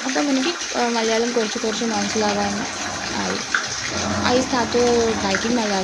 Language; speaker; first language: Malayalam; non-native, local second language; Telugu